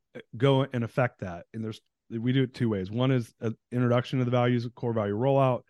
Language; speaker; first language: English; native; English